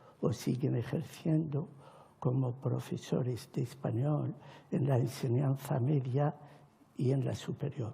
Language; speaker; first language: Spanish; non-native, fluent; Arabic